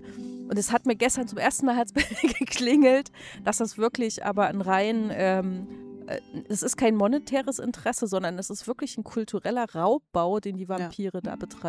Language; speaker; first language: German; native; German